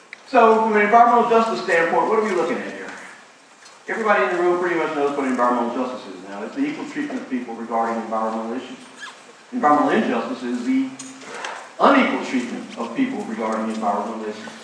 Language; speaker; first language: English; native; English